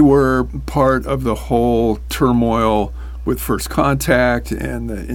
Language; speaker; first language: English; native; English